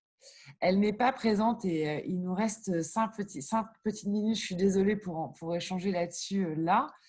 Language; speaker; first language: French; native; French